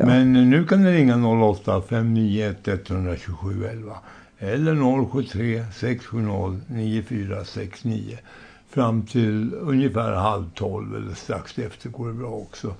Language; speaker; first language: Swedish; native; Swedish